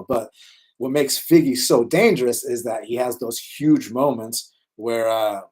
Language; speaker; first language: English; native; English